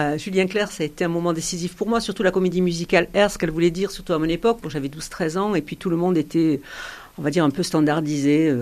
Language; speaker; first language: French; native; French